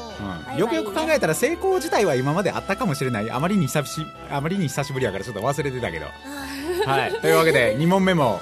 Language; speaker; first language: Japanese; native; Japanese